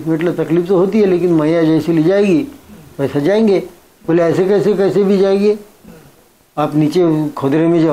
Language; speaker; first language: Hindi; non-native, local second language; Marathi